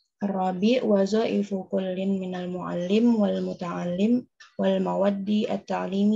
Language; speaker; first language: Arabic; non-native, learner; Indonesian